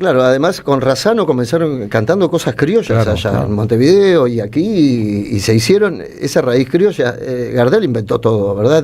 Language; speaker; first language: Spanish; native; Spanish